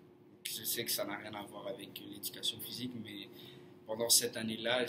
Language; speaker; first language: French; non-native, fluent; English